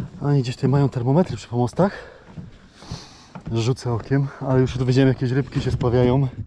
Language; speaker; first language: Polish; native; Polish